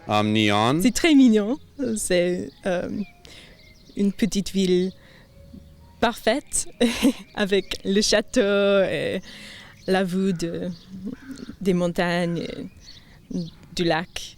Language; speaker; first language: French; non-native, fluent; English